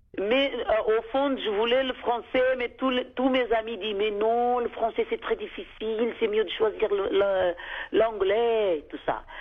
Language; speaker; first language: French; non-native, fluent; Kabuverdianu